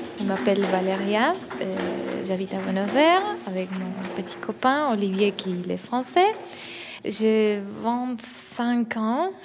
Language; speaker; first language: French; non-native, learner; Spanish